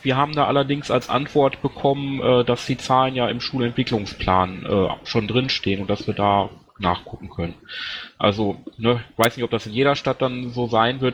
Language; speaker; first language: German; native; German